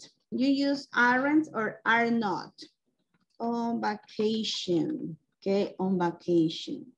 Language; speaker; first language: English; non-native, local second language; Spanish